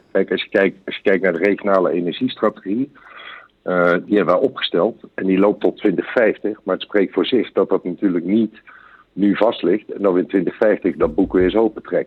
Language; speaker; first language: Dutch; native; Dutch